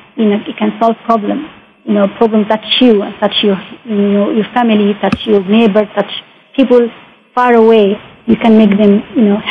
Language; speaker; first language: English; non-native, fluent; Arabic